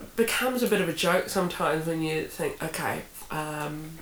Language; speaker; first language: English; native; English